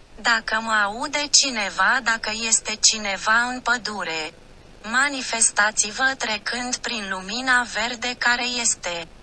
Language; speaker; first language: Romanian; non-native, learner; French